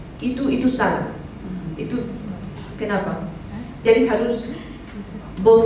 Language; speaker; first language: Indonesian; non-native, fluent; Spanish